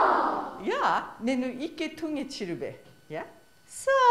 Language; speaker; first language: Danish; non-native, fluent; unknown